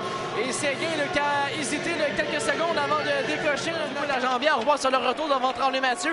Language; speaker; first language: French; native; French